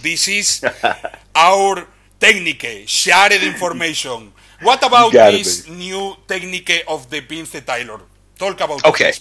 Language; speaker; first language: English; non-native, learner; Spanish